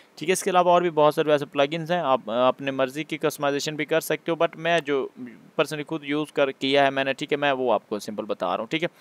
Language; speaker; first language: Urdu; non-native, local second language; Punjabi